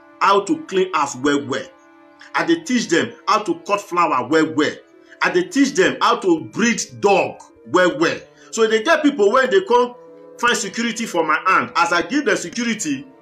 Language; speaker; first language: Nigerian Pidgin; non-native, local second language; Bini